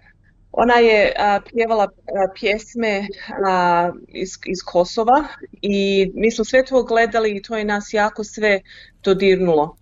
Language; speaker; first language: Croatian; early bilingual, heritage; Croatian